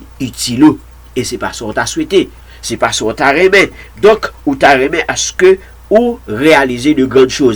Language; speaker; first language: French; non-native, local second language; Haitian Creole